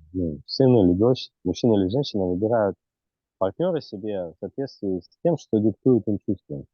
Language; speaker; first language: Russian; native; Russian